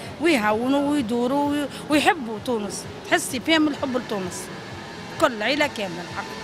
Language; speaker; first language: Arabic; native; Arabic